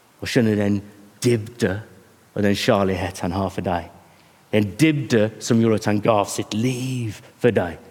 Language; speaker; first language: Norwegian; non-native, fluent; English